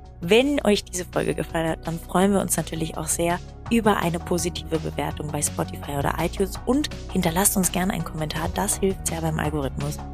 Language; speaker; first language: German; native; German